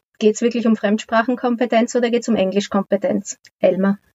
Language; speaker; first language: German; native; German